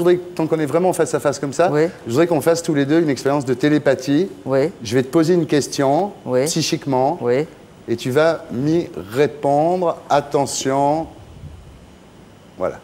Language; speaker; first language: French; native; French